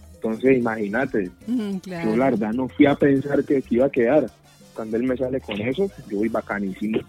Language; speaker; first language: Spanish; native; Spanish